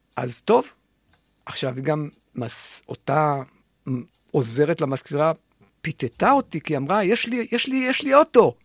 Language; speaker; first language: Hebrew; native; Hebrew